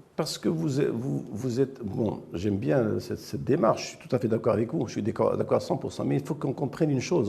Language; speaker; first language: French; non-native, local second language; Arabic